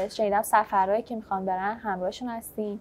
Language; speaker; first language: Persian; native; Persian